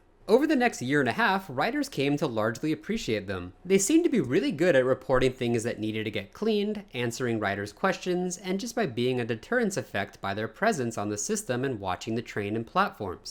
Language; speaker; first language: English; native; English